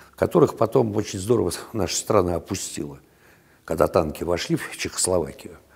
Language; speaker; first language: Russian; native; Russian